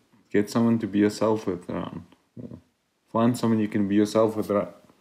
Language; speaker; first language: English; non-native, local second language; Afrikaans